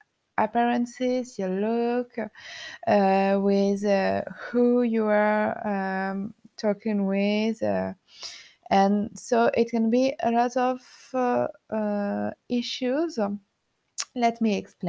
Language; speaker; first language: English; non-native, learner; French